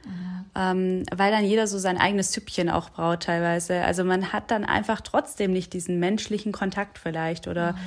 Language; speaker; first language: German; native; German